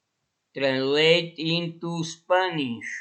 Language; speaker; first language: English; non-native, fluent; Spanish